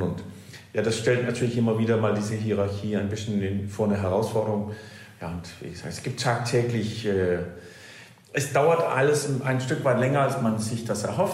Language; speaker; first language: German; non-native, fluent; Danish